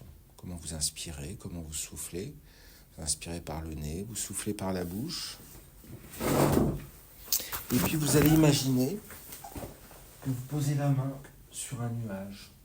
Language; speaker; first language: French; native; French